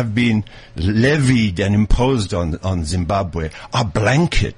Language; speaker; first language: English; native; English